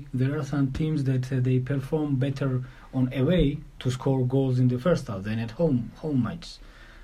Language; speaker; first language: English; non-native, learner; Georgian